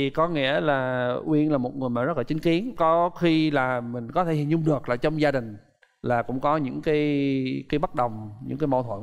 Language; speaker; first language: Vietnamese; non-native, fluent; English